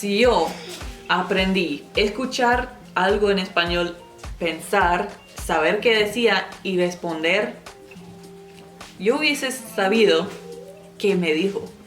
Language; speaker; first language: Spanish; non-native, fluent; English